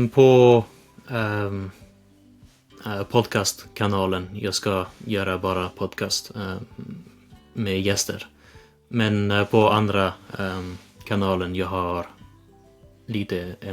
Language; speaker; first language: Swedish; early bilingual, heritage; Swedish